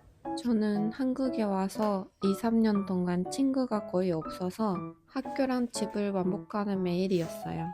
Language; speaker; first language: Korean; non-native, fluent; Japanese